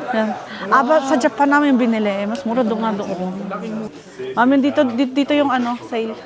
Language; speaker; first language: Filipino; native; Filipino